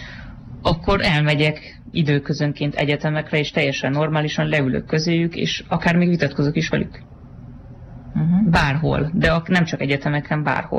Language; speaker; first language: Hungarian; native; Hungarian